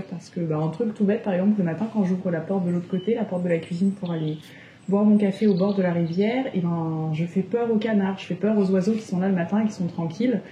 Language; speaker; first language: French; native; French